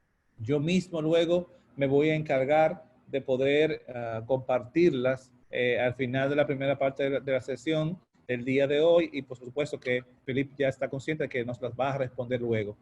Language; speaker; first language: Spanish; native; Spanish